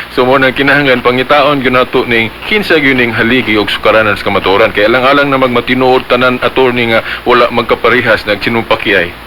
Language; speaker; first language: Cebuano; native; Cebuano